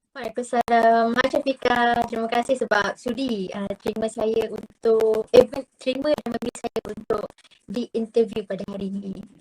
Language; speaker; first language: Malay; native; Malay